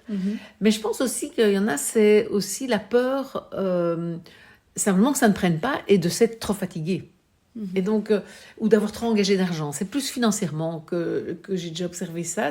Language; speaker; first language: French; native; French